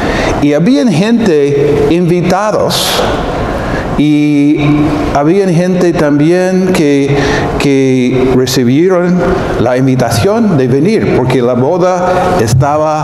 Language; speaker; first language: Spanish; non-native, fluent; English